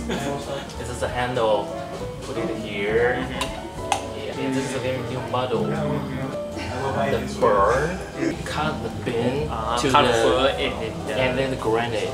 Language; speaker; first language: English; non-native, learner; Chinese